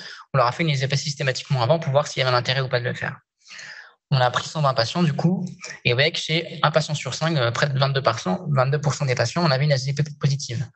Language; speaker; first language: French; native; French